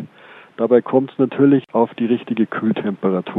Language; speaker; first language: German; native; German